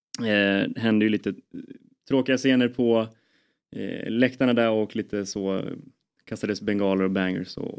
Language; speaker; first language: Swedish; native; Swedish